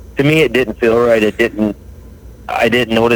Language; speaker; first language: English; native; English